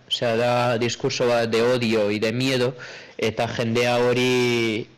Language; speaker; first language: Basque; early bilingual, other home language; Portuguese